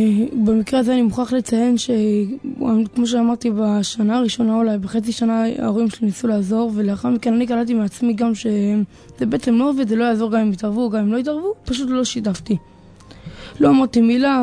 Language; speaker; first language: Hebrew; native; Hebrew